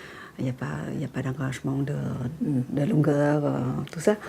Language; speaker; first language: French; non-native, fluent; Vietnamese